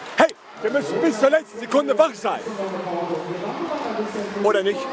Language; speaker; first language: German; native; German